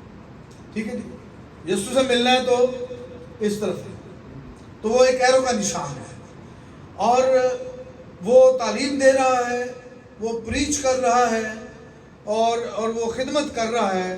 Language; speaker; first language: Urdu; native; Urdu